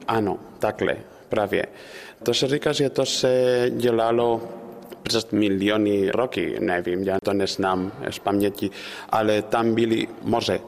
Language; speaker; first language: Czech; non-native, learner; Spanish